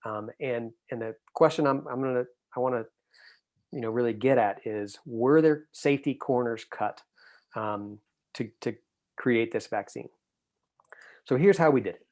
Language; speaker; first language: English; native; English